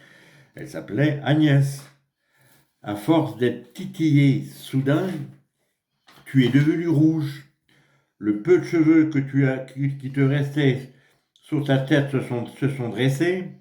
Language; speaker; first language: French; native; French